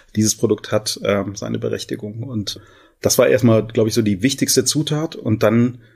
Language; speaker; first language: German; native; German